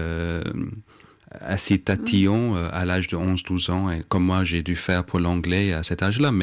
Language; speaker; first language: French; non-native, fluent; English